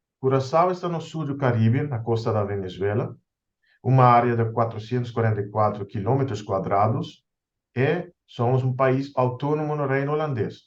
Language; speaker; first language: Portuguese; non-native, fluent; Papiamento